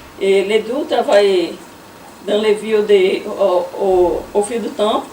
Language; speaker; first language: French; non-native, learner; Portuguese